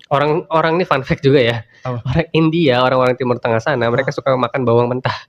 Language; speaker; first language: Indonesian; native; Indonesian